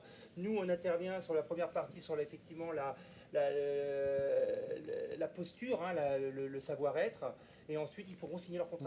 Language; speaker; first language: French; native; French